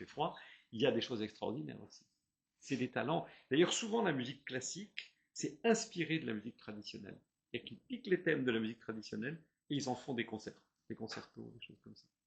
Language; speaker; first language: French; native; French